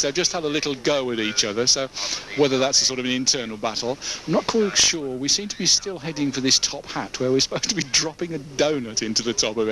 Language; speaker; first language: English; native; English